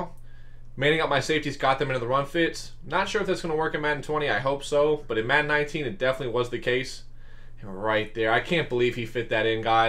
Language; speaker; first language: English; native; English